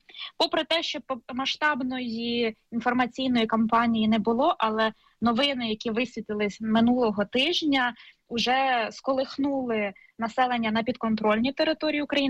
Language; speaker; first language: Ukrainian; native; Ukrainian